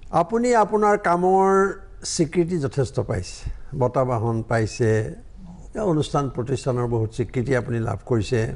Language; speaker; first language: Assamese; native; Assamese